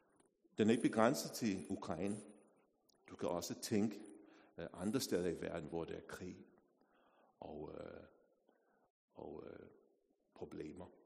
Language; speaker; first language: Danish; non-native, fluent; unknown